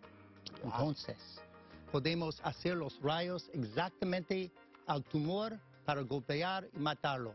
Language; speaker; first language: Spanish; non-native, fluent; English